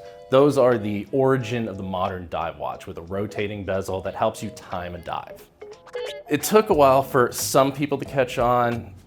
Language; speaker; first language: English; native; English